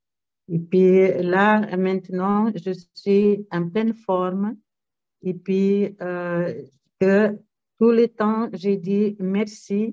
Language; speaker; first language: French; non-native, fluent; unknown